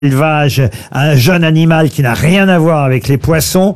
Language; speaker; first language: French; native; French